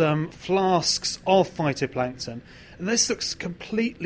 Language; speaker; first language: English; native; English